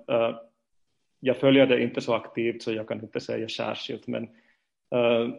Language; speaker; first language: Swedish; non-native, fluent; Finnish